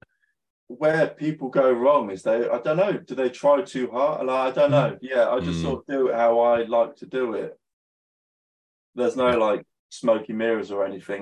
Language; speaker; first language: English; native; English